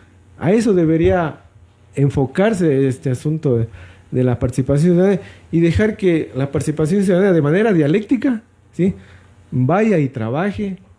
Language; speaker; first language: Spanish; native; Spanish